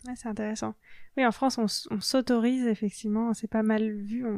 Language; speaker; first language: French; native; French